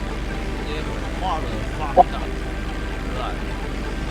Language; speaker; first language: Chinese; native; Chinese